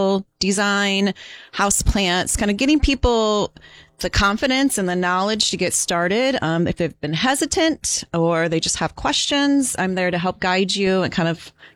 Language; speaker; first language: English; native; English